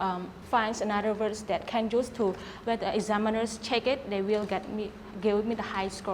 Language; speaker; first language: English; non-native, learner; Khmer